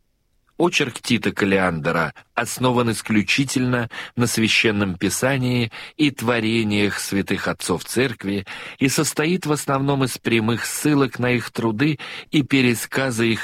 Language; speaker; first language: Russian; native; Russian